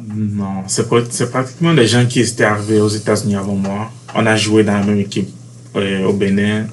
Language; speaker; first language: French; native; French